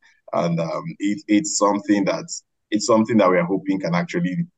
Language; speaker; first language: English; non-native, local second language; Igbo